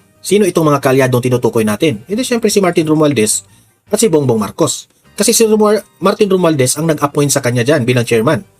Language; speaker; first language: Filipino; native; Filipino